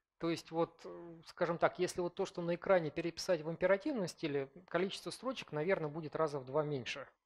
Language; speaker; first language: Russian; native; Russian